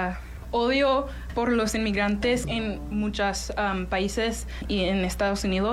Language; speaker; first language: Spanish; non-native, learner; English